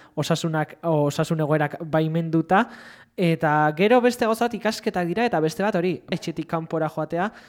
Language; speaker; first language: Basque; native; Basque